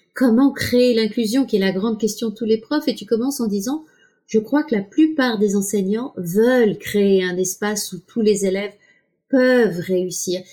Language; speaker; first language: French; native; French